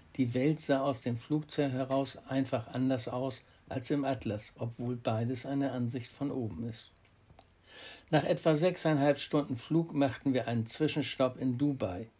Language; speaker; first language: German; native; German